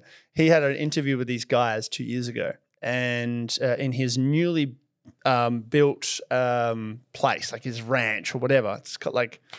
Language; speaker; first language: English; native; English